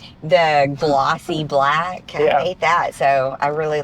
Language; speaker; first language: English; native; English